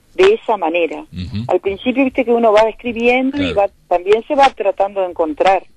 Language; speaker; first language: Spanish; native; Spanish